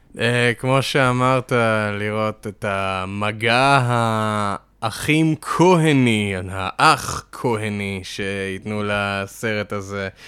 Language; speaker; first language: Hebrew; native; Hebrew